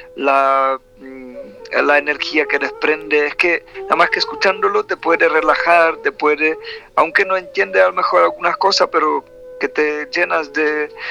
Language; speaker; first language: Spanish; non-native, fluent; Czech